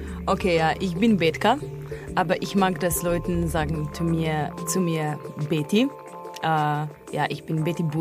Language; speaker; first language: German; non-native, learner; Slovenian